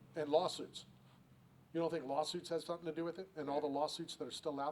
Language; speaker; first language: English; native; English